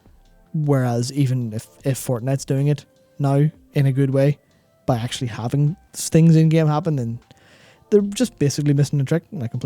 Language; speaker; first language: English; native; English